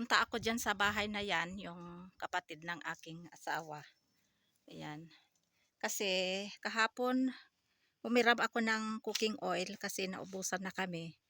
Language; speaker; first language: Filipino; non-native, local second language; Iloko